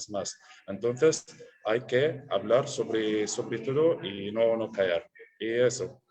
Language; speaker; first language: Spanish; non-native, learner; Arabic